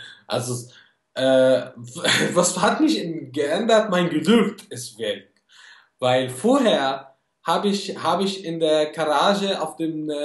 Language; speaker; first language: German; non-native, fluent; Arabic